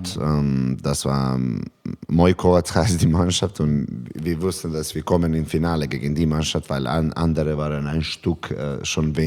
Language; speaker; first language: German; non-native, learner; Serbian